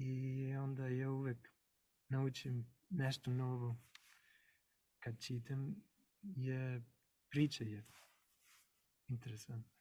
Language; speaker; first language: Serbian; non-native, learner; English